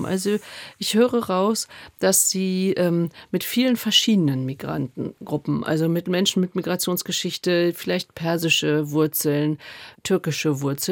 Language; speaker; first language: German; native; German